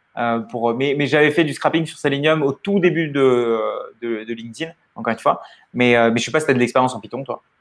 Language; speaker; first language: French; native; French